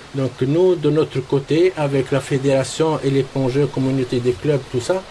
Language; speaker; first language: French; non-native, local second language; Arabic